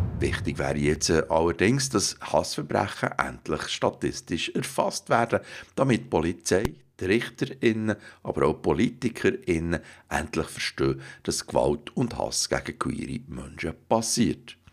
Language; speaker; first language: German; native; German